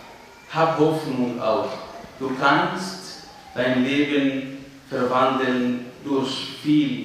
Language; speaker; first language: German; non-native, fluent; Arabic